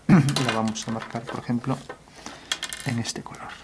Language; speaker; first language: Spanish; native; Spanish